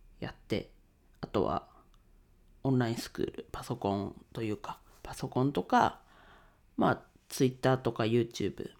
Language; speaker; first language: Japanese; native; Japanese